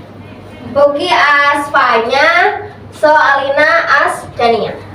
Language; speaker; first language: English; non-native, learner; Indonesian